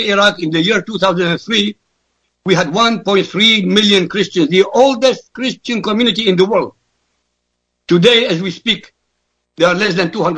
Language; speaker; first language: English; non-native, fluent; Arabic